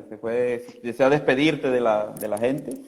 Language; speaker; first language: Spanish; native; Spanish